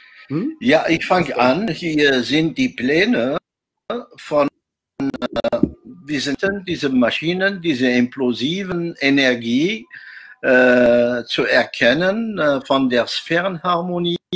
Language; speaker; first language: German; non-native, fluent; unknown